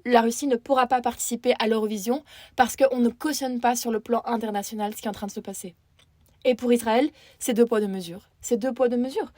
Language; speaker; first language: French; native; French